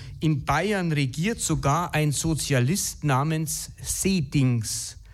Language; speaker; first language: German; native; German